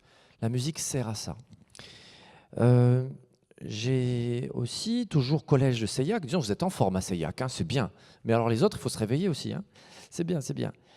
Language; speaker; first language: French; native; French